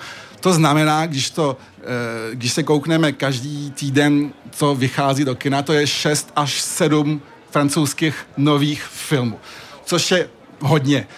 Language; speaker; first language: Czech; early bilingual, heritage; French